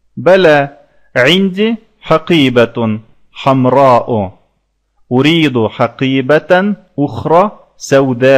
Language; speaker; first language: Arabic; non-native, fluent; Russian